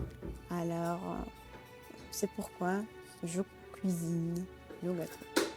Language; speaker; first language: French; non-native, fluent; Russian